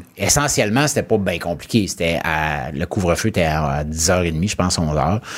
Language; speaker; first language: French; native; French